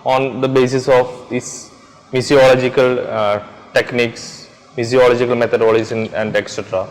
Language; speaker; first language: English; non-native, local second language; Malayalam